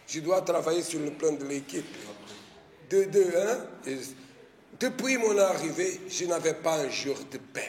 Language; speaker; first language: French; non-native, fluent; Portuguese